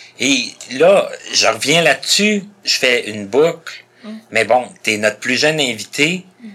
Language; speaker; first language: French; native; French